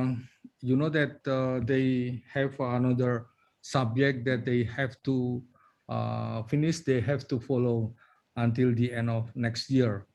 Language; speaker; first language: English; non-native, learner; Indonesian